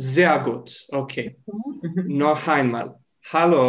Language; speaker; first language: German; non-native, fluent; Serbian